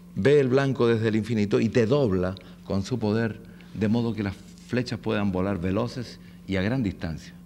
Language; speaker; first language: Spanish; native; Spanish